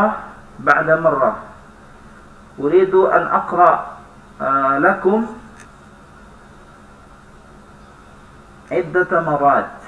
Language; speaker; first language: Arabic; non-native, fluent; Indonesian